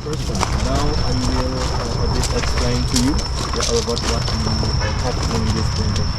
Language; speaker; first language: English; non-native, local second language; Indonesian